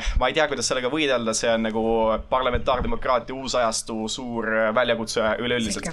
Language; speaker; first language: Estonian; non-native, local second language; Russian